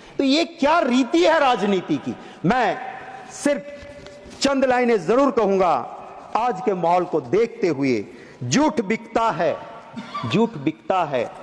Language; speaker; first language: Hindi; non-native, local second language; Gujarati